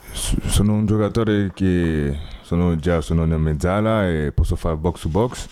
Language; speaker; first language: Italian; non-native, learner; French